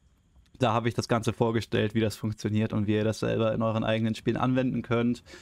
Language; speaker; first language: German; native; German